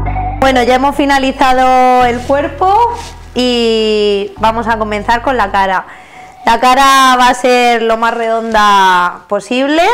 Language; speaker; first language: Spanish; native; Spanish